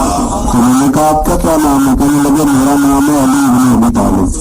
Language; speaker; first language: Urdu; non-native, local second language; Punjabi